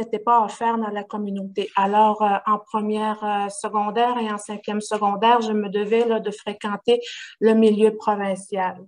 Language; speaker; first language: French; non-native, local second language; Innu-aimun